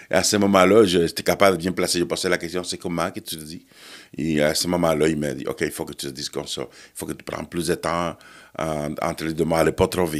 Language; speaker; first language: French; non-native, fluent; Spanish